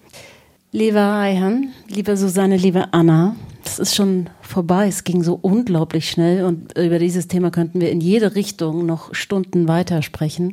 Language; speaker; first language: German; native; German